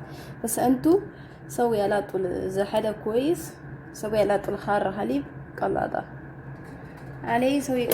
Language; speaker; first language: Arabic; non-native, learner; Amharic